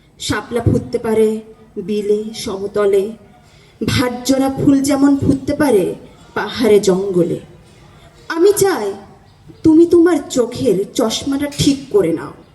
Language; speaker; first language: Bangla; non-native, local second language; Chakma